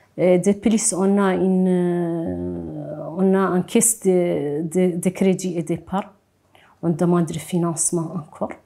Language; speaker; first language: French; non-native, local second language; Arabic